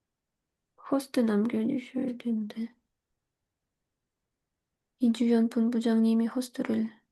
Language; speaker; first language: Korean; non-native, fluent; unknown